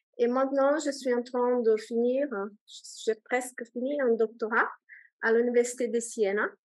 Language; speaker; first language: French; non-native, fluent; Portuguese